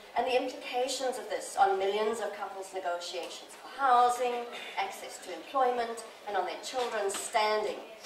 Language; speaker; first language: English; native; English